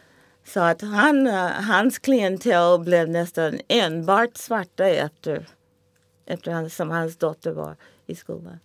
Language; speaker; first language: Swedish; non-native, fluent; English